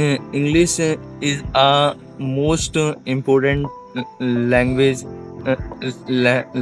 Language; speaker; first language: English; non-native, learner; Hindi